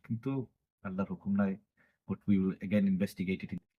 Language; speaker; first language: Bangla; early bilingual, heritage; Bangla